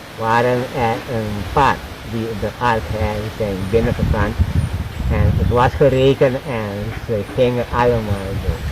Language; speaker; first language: Dutch; non-native, local second language; Papiamento